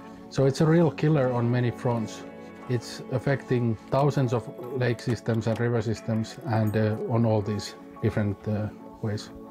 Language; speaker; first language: English; non-native, fluent; Finnish